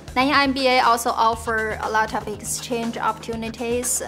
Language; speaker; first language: English; non-native, fluent; Chinese